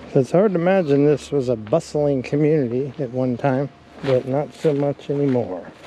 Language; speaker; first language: English; native; English